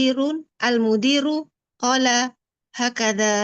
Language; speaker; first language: Arabic; non-native, learner; Indonesian